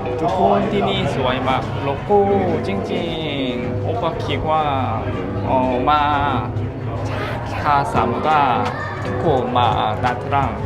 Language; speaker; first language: Thai; non-native, learner; Korean